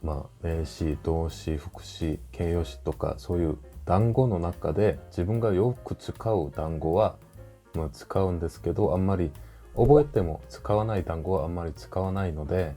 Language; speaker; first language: Japanese; non-native, fluent; Korean